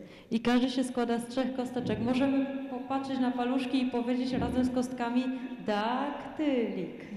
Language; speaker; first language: Polish; native; Polish